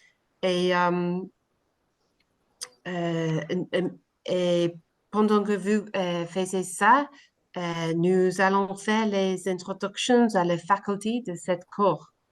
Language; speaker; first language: French; non-native, learner; English